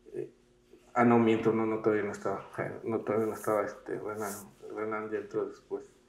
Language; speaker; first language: Spanish; native; Spanish